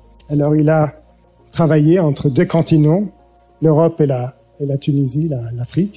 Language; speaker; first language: French; early bilingual, heritage; French